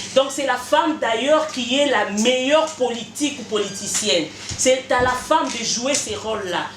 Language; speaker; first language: French; non-native, local second language; Lingala